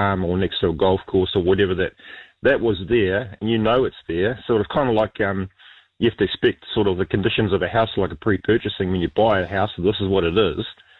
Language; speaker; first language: English; native; English